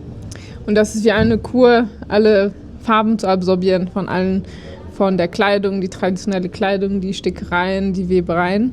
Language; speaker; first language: German; non-native, fluent; Spanish